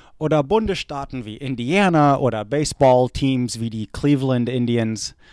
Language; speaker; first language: German; early bilingual, other home language; English